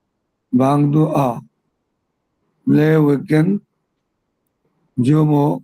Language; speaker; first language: French; non-native, learner; Bangla